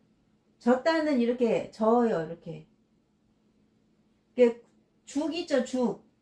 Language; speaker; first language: Korean; native; Korean